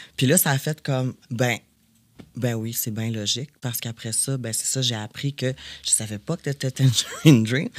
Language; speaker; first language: French; native; French